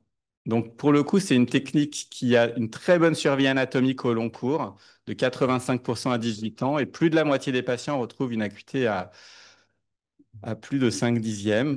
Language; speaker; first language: French; native; French